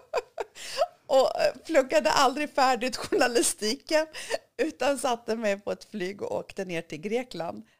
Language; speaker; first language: Swedish; early bilingual, other home language; Kurdish